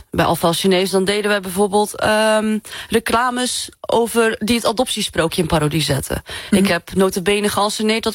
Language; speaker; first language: Dutch; non-native, local second language; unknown